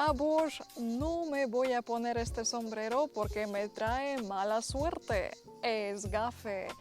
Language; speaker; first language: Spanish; non-native, fluent; Ukrainian